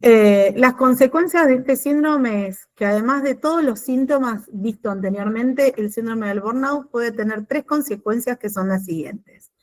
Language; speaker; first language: Spanish; native; Spanish